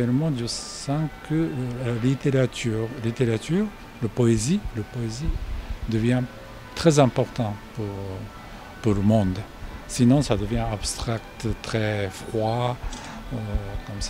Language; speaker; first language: French; non-native, fluent; Japanese